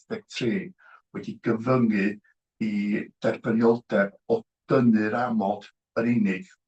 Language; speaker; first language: Welsh; native; Welsh